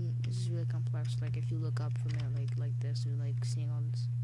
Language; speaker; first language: English; native; English